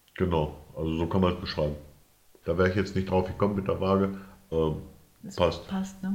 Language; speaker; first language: German; native; German